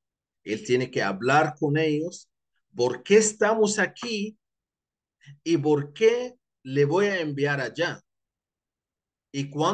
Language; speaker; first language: Spanish; non-native, fluent; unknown